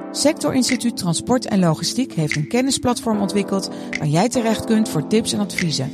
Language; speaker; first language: Dutch; native; Dutch